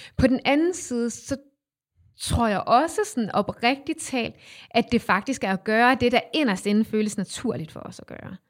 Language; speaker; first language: Danish; native; Danish